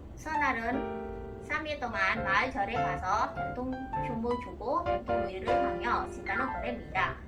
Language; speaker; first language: Korean; non-native, learner; Khmer